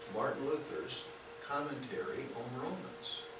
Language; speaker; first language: English; native; English